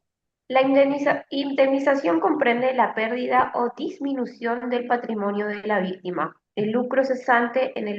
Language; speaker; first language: Spanish; native; Spanish